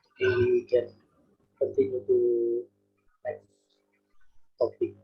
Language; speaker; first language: English; non-native, learner; Indonesian